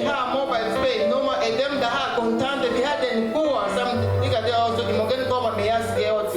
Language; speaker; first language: Danish; non-native, learner; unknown